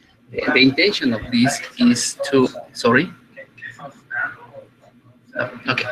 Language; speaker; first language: English; non-native, fluent; Spanish